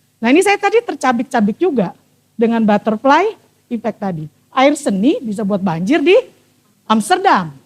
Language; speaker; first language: Indonesian; native; Indonesian